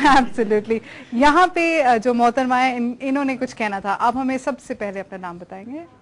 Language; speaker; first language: Hindi; native; Hindi